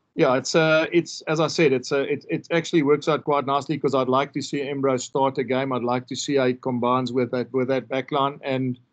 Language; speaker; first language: English; non-native, local second language; Afrikaans